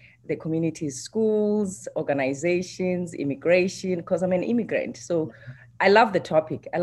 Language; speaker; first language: English; non-native, local second language; Xhosa